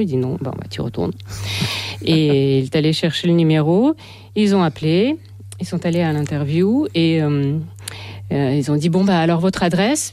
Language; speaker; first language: French; non-native, fluent; Russian